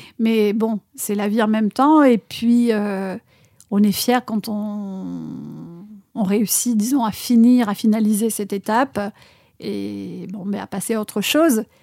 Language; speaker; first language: French; non-native, fluent; Spanish